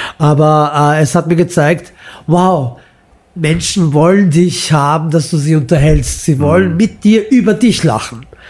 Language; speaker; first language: German; early bilingual, other home language; Croatian